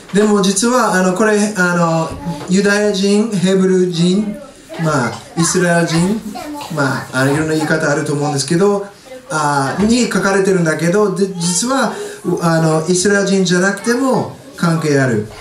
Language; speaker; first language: Japanese; non-native, fluent; English